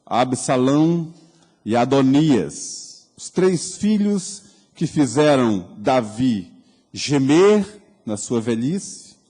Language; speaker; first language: Portuguese; native; Portuguese